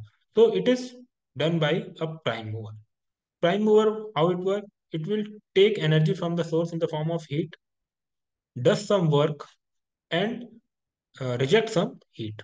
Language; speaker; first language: English; non-native, local second language; Hindi